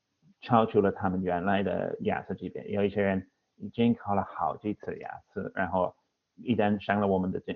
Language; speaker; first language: Chinese; non-native, fluent; English